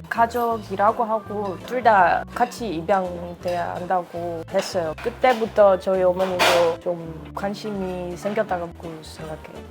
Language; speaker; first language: Korean; non-native, fluent; Dutch